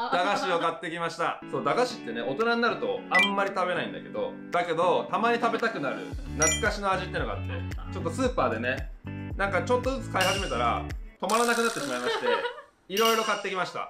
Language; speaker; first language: Japanese; native; Japanese